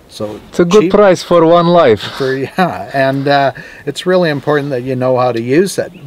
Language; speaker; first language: English; native; English